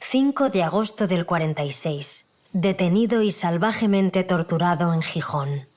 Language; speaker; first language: Spanish; native; Spanish